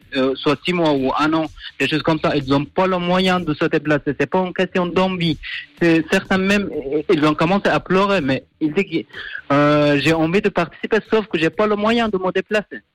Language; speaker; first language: French; non-native, fluent; Persian